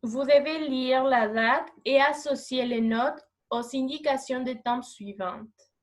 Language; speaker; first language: French; non-native, fluent; Spanish